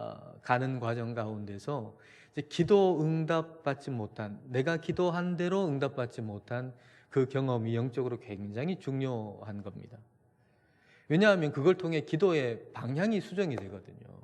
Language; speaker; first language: Korean; native; Korean